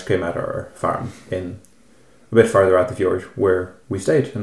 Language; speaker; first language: English; non-native, fluent; Norwegian